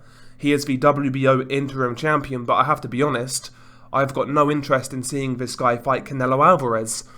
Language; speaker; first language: English; native; English